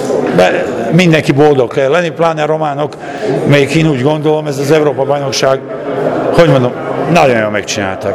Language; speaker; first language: Hungarian; non-native, fluent; Serbian